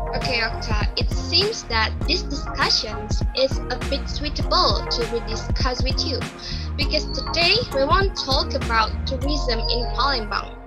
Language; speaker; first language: English; non-native, learner; Indonesian